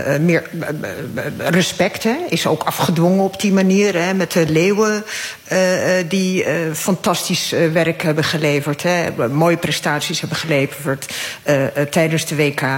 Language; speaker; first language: Dutch; early bilingual, other home language; Arabic